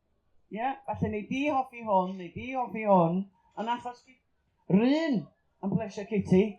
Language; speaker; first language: Welsh; native; Welsh